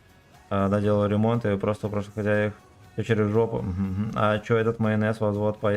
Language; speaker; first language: Russian; native; Russian